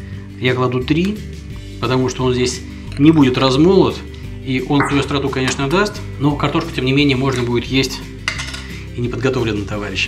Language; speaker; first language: Russian; native; Russian